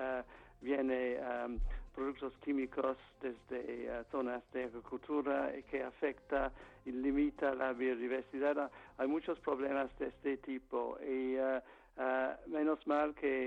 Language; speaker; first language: Spanish; non-native, fluent; English